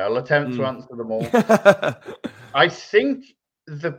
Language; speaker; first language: English; native; English